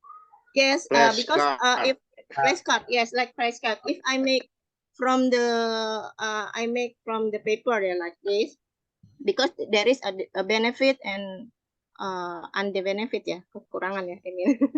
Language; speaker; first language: English; non-native, learner; Indonesian